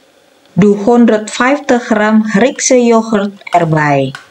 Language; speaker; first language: Dutch; non-native, fluent; Indonesian